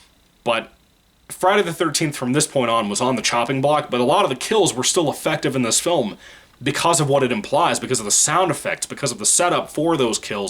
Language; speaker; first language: English; native; English